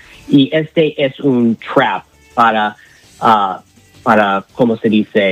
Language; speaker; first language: Spanish; non-native, learner; English